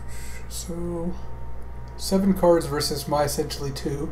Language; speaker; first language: English; native; English